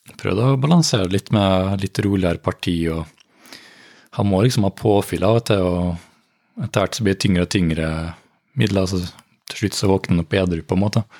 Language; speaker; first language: Norwegian; native; Norwegian